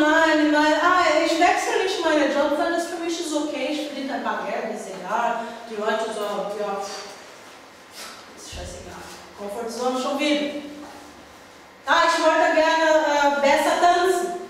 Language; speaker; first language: German; non-native, learner; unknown